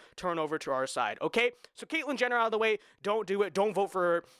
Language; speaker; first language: English; native; English